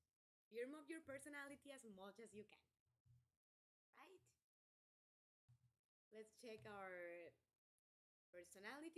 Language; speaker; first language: English; non-native, fluent; Spanish